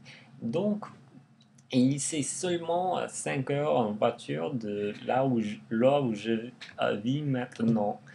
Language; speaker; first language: French; non-native, learner; English